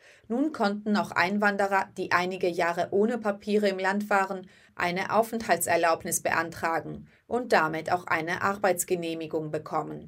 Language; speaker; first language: German; early bilingual, other home language; Greek